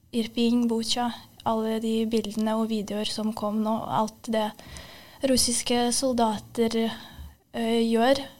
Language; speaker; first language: Norwegian; non-native, fluent; Ukrainian